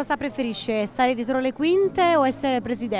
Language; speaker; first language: Italian; native; Italian